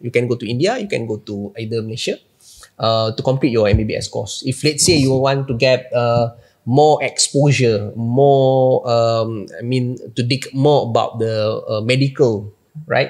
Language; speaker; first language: English; non-native, local second language; Malay